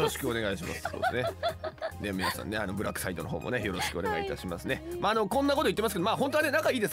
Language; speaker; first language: Japanese; native; Japanese